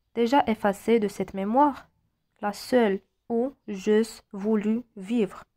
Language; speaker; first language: French; non-native, local second language; Arabic